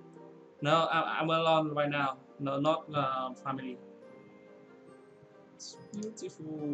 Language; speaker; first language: English; non-native, learner; Vietnamese